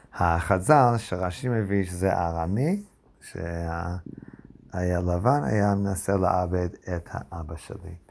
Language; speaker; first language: Hebrew; non-native, fluent; English